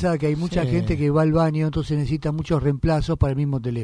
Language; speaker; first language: Spanish; native; Spanish